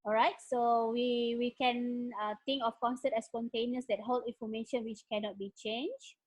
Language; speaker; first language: English; non-native, local second language; Malay